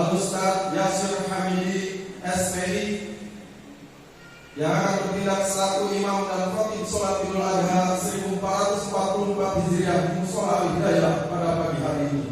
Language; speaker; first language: Indonesian; native; Indonesian